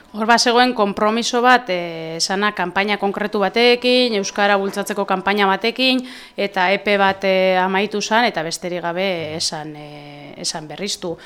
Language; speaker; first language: Basque; native; Basque